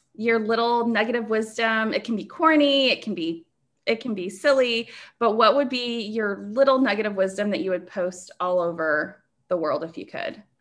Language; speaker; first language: English; early bilingual, other home language; Filipino